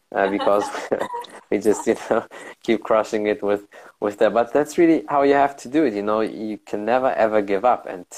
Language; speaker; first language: English; early bilingual, heritage; German